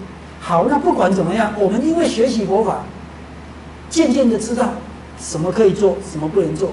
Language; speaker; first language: Chinese; native; Chinese